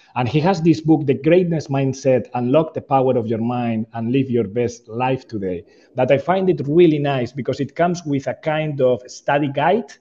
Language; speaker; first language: English; non-native, fluent; Spanish